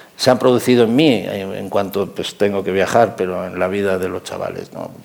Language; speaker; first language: Spanish; native; Spanish